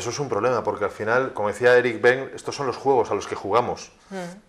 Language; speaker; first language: Spanish; native; Spanish